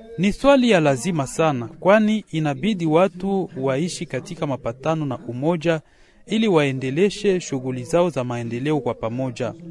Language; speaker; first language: Swahili; non-native, local second language; Kinyarwanda